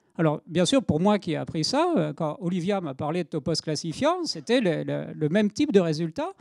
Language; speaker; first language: French; native; French